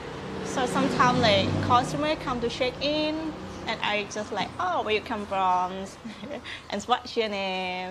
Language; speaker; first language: English; non-native, learner; Thai